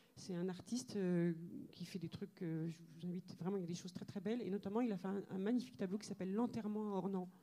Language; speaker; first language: French; native; French